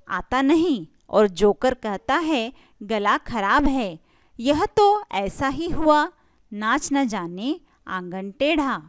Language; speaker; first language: Hindi; non-native, local second language; Marathi